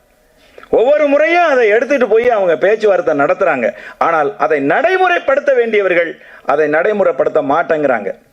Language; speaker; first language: Tamil; native; Tamil